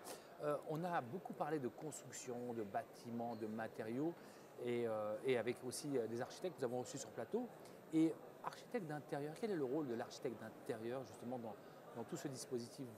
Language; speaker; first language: French; non-native, local second language; Arabic